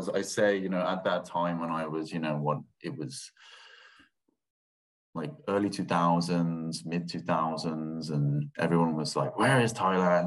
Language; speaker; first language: English; non-native, local second language; Thai